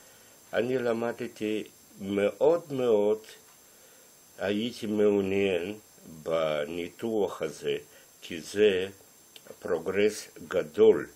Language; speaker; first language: Hebrew; non-native, fluent; Russian